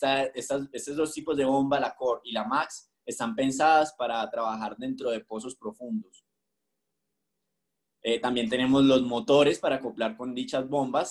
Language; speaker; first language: Spanish; native; Spanish